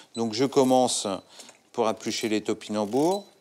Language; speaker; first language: French; native; French